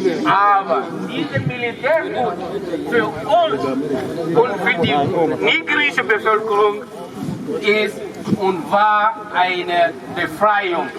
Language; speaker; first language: German; non-native, fluent; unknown